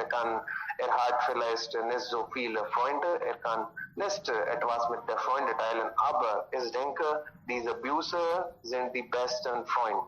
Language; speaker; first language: German; non-native, learner; Hindi